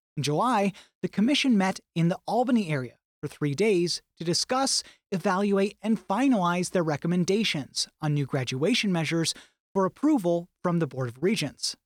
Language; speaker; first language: English; native; English